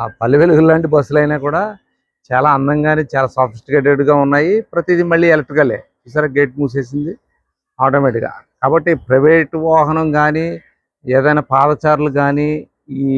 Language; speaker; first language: Telugu; native; Telugu